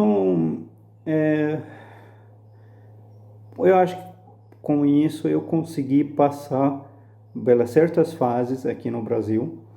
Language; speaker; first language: Portuguese; non-native, fluent; Arabic